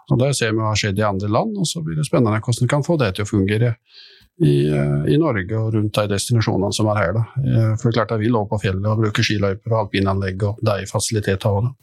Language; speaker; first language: Norwegian; native; Norwegian